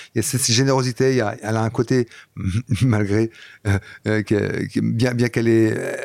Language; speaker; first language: French; non-native, fluent; Dutch